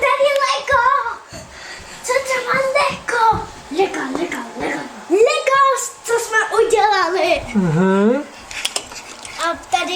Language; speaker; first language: Czech; early bilingual, heritage; Czech